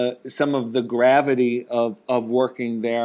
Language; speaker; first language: English; native; English